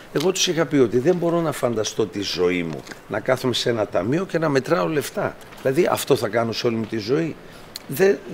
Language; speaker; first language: Greek; early bilingual, other home language; English